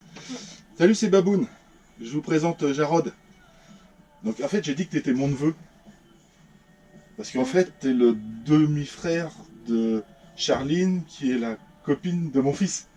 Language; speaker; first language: French; native; French